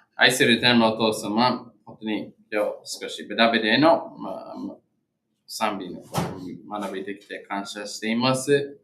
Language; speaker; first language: Japanese; non-native, fluent; English